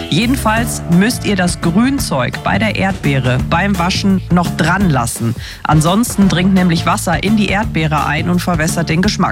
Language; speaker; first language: German; native; German